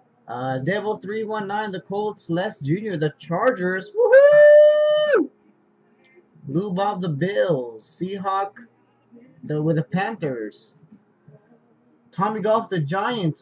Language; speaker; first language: English; native; English